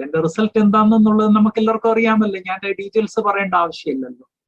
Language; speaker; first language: Malayalam; native; Malayalam